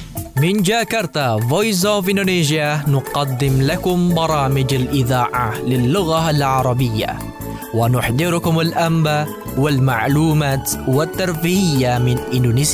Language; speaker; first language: Arabic; non-native, fluent; Indonesian